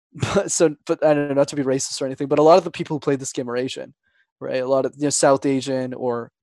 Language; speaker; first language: English; non-native, fluent; Tamil